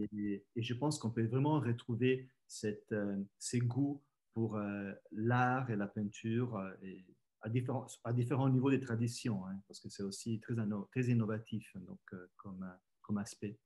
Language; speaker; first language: French; non-native, fluent; Italian